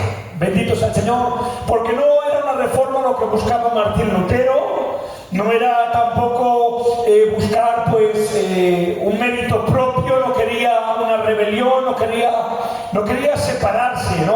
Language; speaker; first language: Spanish; native; Spanish